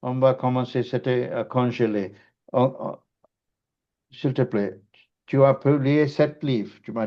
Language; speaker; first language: French; non-native, fluent; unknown